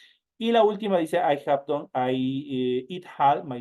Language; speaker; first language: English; non-native, learner; Spanish